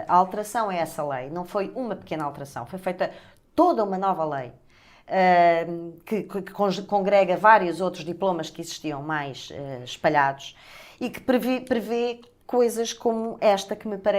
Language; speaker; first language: Portuguese; native; Portuguese